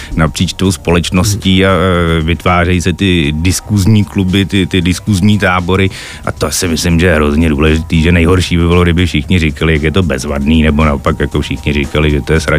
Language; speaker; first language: Czech; native; Czech